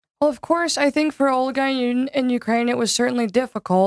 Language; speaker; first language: English; native; English